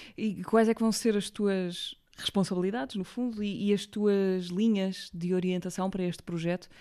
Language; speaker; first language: Portuguese; native; Portuguese